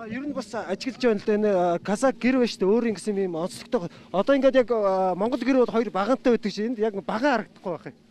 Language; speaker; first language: Mongolian; non-native, local second language; Kazakh